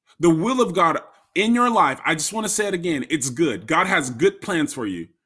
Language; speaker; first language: English; native; English